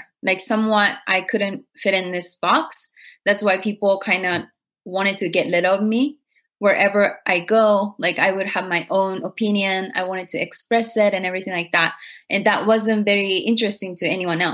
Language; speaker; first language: English; non-native, fluent; Japanese